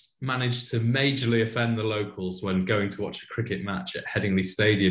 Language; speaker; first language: English; native; English